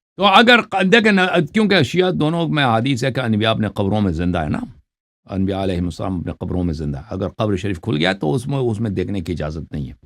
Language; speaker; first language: Urdu; non-native, fluent; Persian